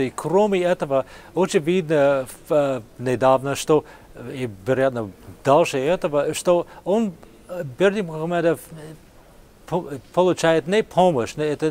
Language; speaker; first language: Russian; non-native, fluent; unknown